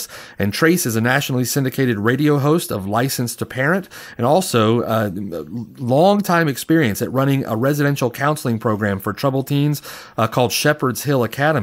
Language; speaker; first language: English; native; English